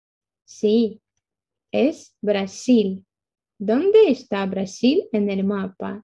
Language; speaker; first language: Spanish; non-native, fluent; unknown